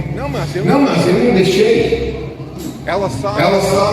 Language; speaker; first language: Portuguese; non-native, fluent; English